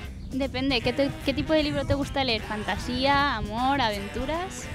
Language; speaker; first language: Spanish; native; Spanish